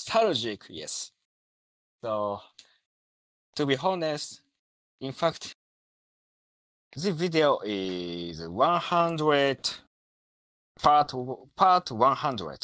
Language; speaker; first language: English; non-native, learner; Japanese